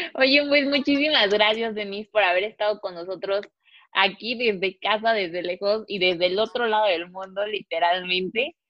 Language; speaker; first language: Spanish; native; Spanish